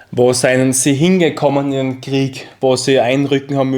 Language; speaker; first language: German; native; German